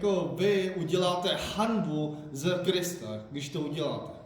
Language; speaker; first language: Czech; non-native, fluent; Korean